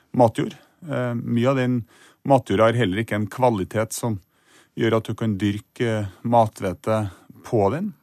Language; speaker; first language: Norwegian; native; Norwegian